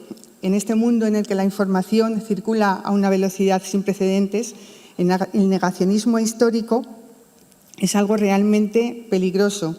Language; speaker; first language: Spanish; native; Spanish